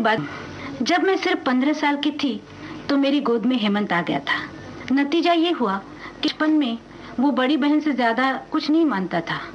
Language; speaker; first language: Hindi; non-native, local second language; Marathi